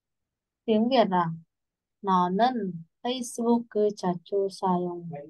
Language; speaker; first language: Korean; non-native, learner; Vietnamese